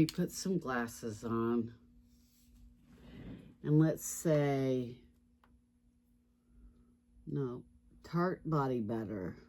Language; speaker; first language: English; native; English